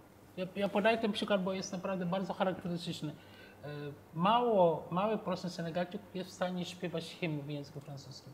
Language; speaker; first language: Polish; non-native, fluent; Wolof